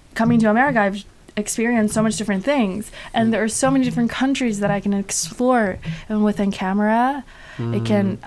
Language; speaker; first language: English; non-native, fluent; Chinese